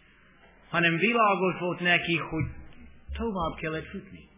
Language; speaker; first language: Hungarian; non-native, fluent; English